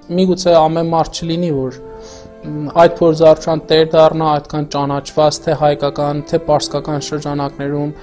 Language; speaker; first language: Armenian; early bilingual, heritage; Armenian